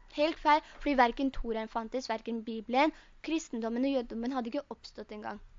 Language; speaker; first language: Norwegian; early bilingual, other home language; Urdu